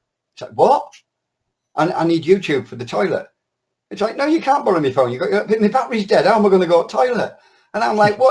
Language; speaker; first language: English; native; English